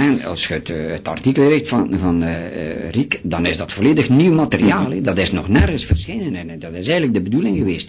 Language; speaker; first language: Dutch; native; Dutch